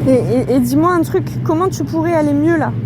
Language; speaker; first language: French; native; French